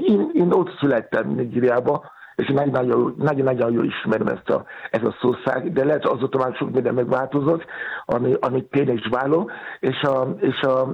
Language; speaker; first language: Hungarian; non-native, fluent; Yoruba